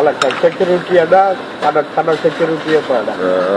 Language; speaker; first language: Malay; non-native, learner; Tamil